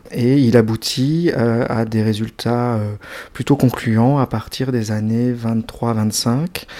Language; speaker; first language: French; native; French